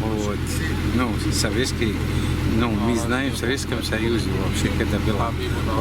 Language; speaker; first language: Russian; non-native, fluent; Arabic